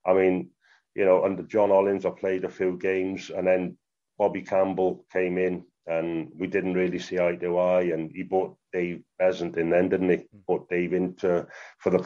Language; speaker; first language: English; native; English